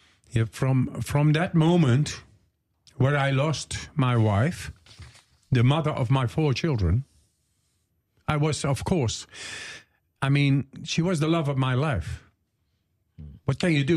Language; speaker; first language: English; non-native, fluent; Dutch